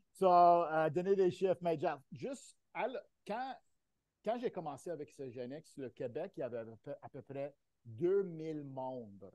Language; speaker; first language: French; non-native, local second language; Italian